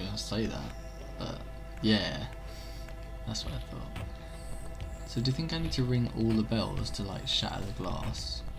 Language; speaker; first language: English; native; English